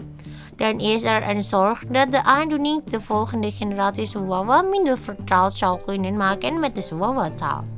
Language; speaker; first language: Dutch; non-native, fluent; Indonesian